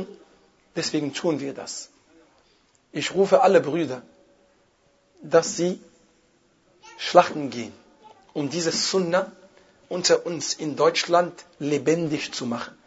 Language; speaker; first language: German; non-native, fluent; Arabic